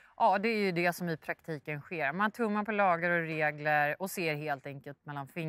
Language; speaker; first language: Swedish; native; Swedish